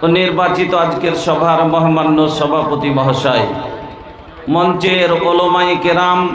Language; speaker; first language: Bangla; non-native, local second language; Bhojpuri